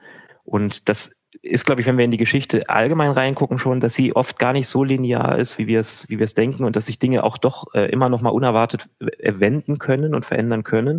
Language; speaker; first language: German; native; German